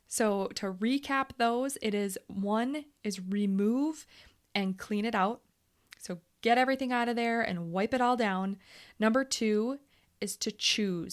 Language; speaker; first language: English; native; English